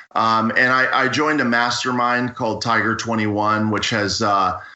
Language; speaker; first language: English; native; English